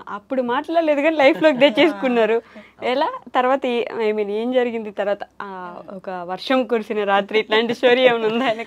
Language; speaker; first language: Telugu; native; Telugu